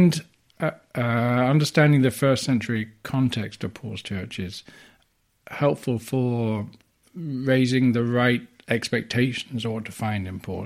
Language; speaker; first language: English; native; English